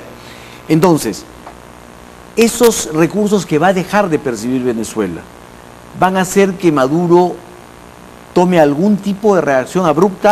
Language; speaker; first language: Spanish; native; Spanish